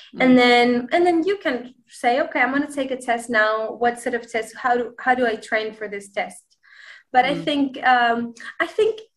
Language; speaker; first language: English; non-native, fluent; Spanish